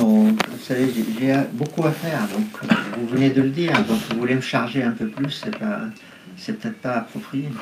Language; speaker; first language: French; non-native, fluent; Arabic